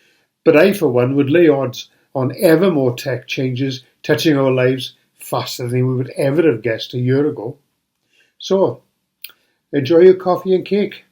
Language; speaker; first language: English; native; English